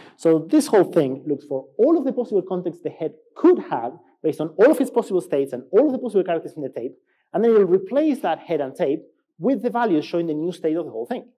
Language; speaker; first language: English; non-native, fluent; Spanish